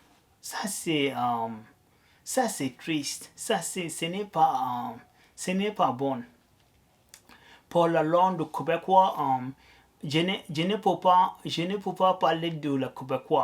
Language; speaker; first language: French; non-native, learner; Arabic